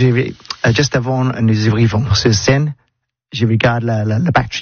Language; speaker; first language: French; non-native, learner; English